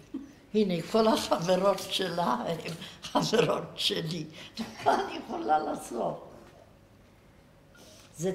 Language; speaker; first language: Hebrew; non-native, fluent; Yiddish